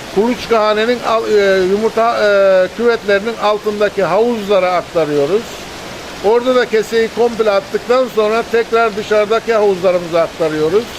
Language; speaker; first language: Turkish; native; Turkish